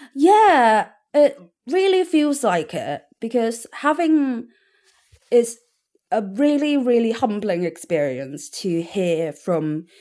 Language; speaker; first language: English; non-native, local second language; Cantonese